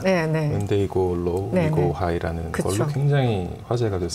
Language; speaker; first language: Korean; native; Korean